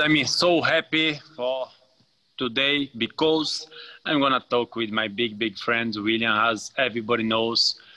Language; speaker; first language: English; non-native, fluent; Portuguese